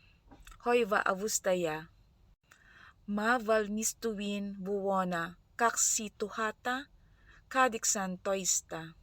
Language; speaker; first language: Finnish; non-native, learner; Filipino